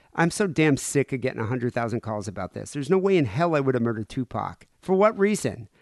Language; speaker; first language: English; native; English